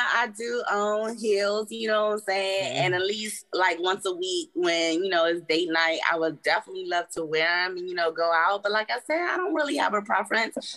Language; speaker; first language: English; native; English